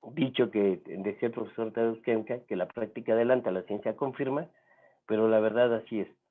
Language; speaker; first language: Spanish; native; Spanish